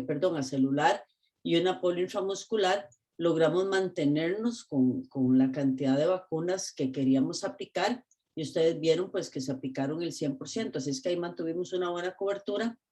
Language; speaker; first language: Spanish; native; Spanish